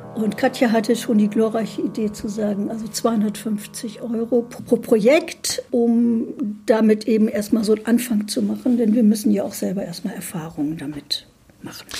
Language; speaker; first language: German; native; German